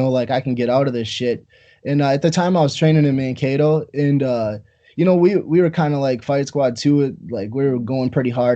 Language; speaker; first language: English; native; English